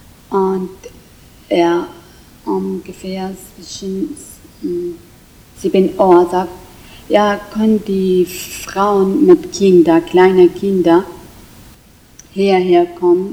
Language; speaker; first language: German; non-native, learner; Kurdish